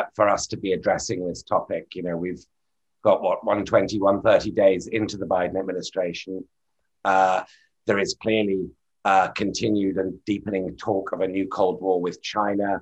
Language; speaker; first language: English; native; English